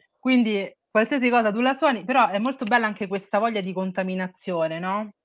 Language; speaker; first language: Italian; native; Italian